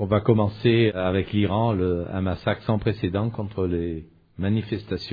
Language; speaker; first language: French; native; French